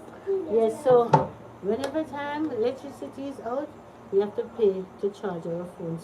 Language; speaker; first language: English; non-native, local second language; Jamaican Creole English